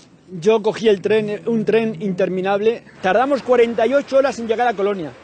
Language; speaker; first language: Spanish; native; Spanish